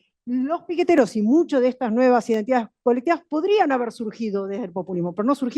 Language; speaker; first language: Spanish; native; Spanish